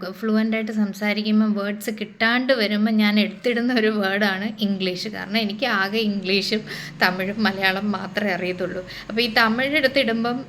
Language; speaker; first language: Malayalam; early bilingual, heritage; Malayalam